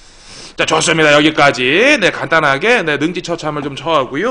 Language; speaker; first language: Korean; native; Korean